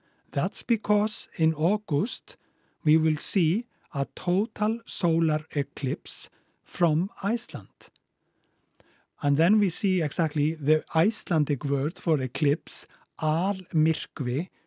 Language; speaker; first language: English; non-native, fluent; Icelandic